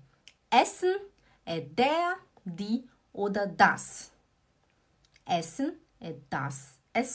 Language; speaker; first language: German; non-native, fluent; Portuguese